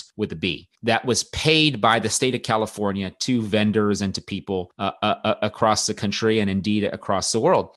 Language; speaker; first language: English; native; English